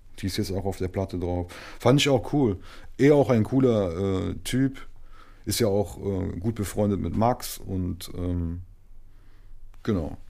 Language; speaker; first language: German; native; German